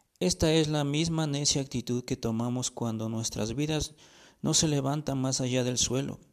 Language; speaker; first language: Spanish; native; Spanish